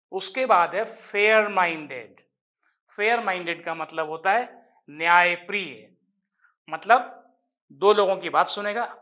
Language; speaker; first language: Hindi; native; Hindi